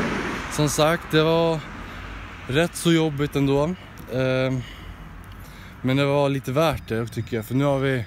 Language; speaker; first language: Swedish; native; Swedish